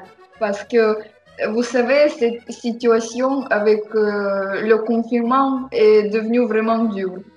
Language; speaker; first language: French; non-native, learner; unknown